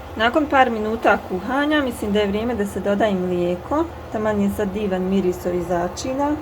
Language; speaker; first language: Bosnian; native; Bosnian